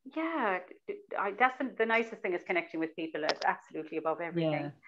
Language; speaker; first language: English; native; English